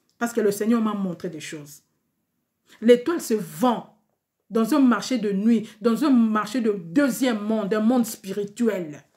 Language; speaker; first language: French; non-native, local second language; Lingala